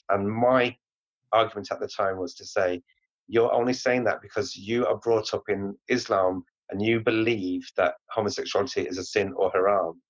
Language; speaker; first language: English; native; English